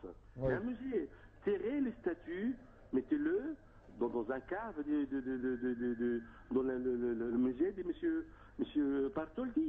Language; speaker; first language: French; non-native, fluent; Arabic